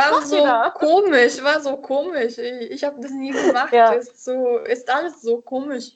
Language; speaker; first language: German; non-native, learner; Italian